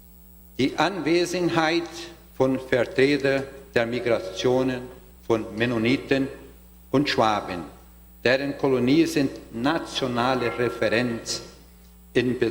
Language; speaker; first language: German; non-native, learner; Portuguese